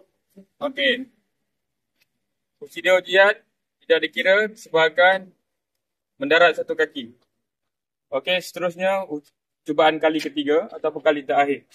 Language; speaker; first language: Malay; native; Malay